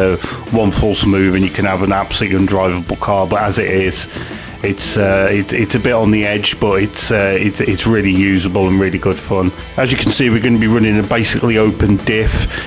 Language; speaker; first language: English; native; English